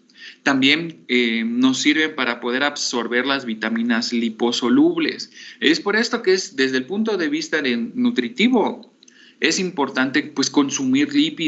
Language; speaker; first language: Spanish; native; Spanish